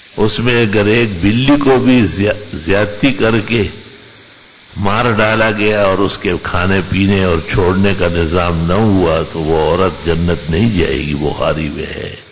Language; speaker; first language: Urdu; non-native, local second language; Pashto